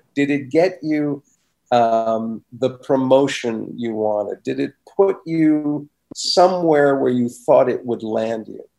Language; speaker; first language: English; native; English